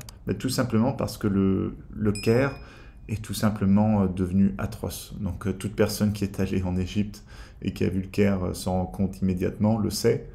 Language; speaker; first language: French; native; French